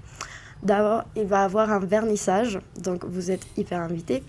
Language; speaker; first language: French; non-native, fluent; Spanish